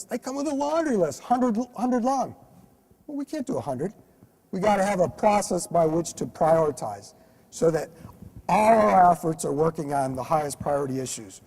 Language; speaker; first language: English; native; English